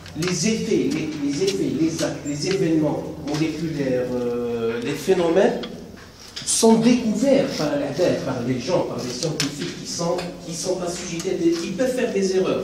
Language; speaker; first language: French; non-native, local second language; Arabic